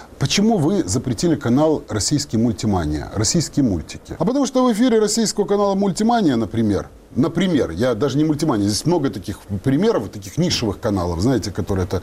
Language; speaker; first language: Russian; non-native, local second language; Ukrainian